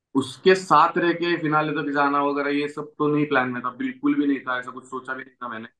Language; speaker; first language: Hindi; non-native, local second language; Marathi